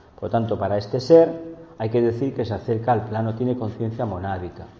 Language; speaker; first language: Spanish; native; Spanish